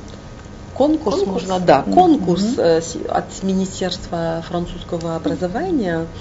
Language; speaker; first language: Russian; non-native, fluent; French